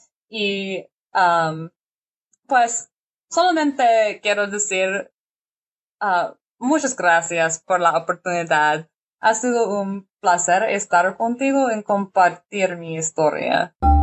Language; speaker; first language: Spanish; non-native, learner; English